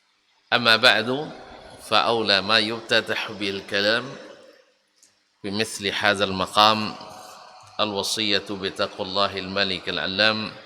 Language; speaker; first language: Arabic; non-native, fluent; Indonesian